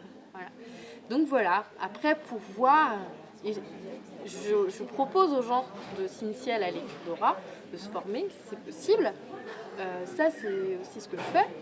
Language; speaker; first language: French; native; French